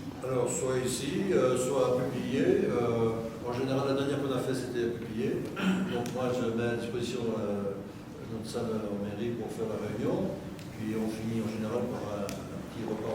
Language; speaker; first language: French; native; French